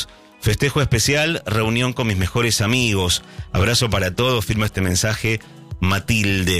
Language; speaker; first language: Spanish; native; Spanish